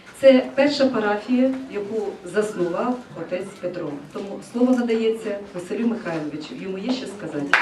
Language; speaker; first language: Ukrainian; native; Ukrainian